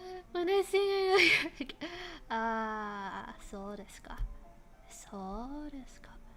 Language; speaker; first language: Japanese; non-native, learner; English